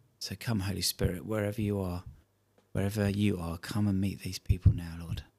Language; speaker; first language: English; native; English